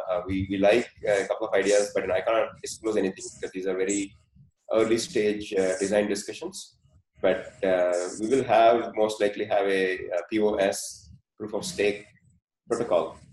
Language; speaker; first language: English; non-native, fluent; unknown